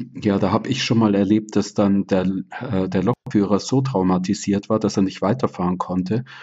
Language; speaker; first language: German; native; German